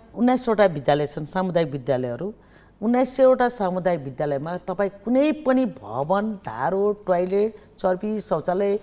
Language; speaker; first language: Nepali; native; Nepali